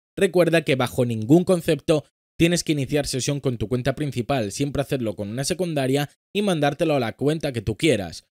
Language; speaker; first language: Spanish; native; Spanish